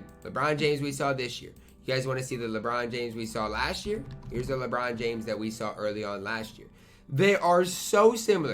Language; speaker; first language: English; native; English